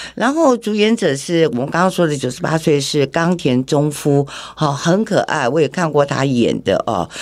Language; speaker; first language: Chinese; native; Chinese